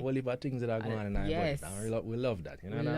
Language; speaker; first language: English; native; English